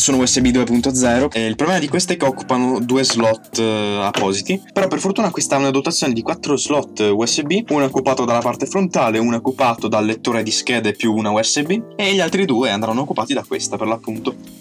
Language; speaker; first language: Italian; native; Italian